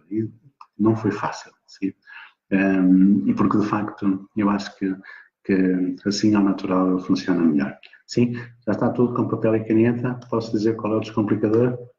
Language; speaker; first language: Portuguese; native; Portuguese